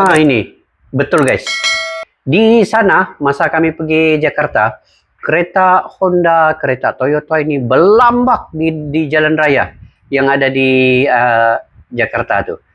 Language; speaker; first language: Malay; native; Malay